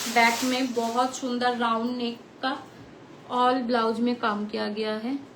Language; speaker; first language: Hindi; non-native, local second language; Bangla